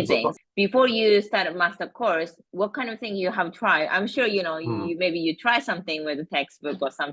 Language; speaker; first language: English; non-native, fluent; Japanese